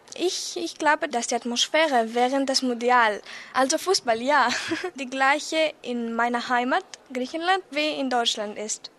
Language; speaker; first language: German; non-native, learner; Greek